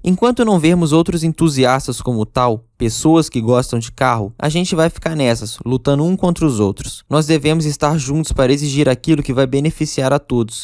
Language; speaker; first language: Portuguese; native; Portuguese